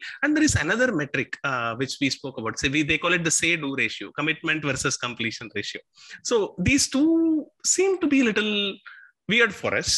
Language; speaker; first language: English; non-native, local second language; Tamil